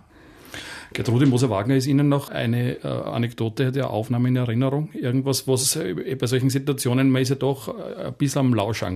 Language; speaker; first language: German; native; German